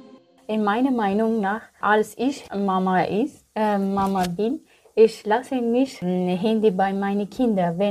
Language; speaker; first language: German; non-native, learner; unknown